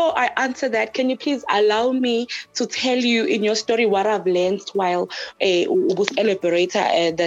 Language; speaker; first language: English; non-native, local second language; Zulu